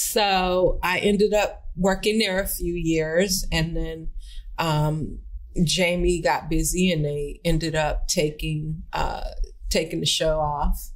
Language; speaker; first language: English; native; English